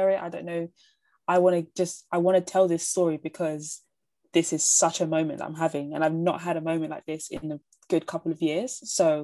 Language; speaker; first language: English; native; English